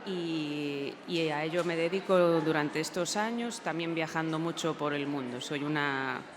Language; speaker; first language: Spanish; non-native, local second language; Galician